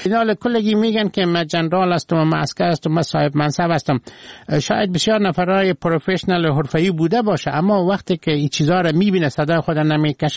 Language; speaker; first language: Persian; native; Persian